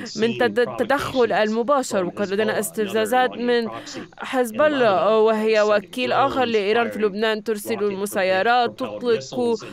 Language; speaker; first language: Arabic; non-native, fluent; English